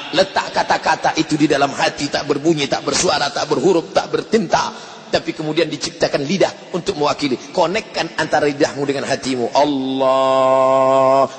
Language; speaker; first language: Indonesian; native; Indonesian